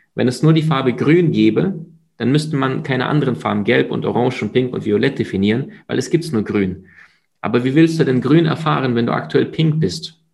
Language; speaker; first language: German; early bilingual, other home language; Russian